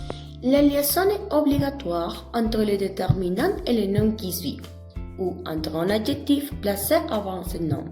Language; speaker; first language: French; non-native, learner; Spanish